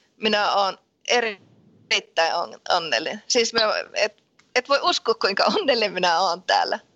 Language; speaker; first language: Finnish; early bilingual, heritage; Finnish